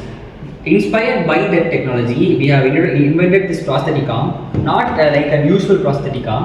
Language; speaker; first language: English; non-native, local second language; Tamil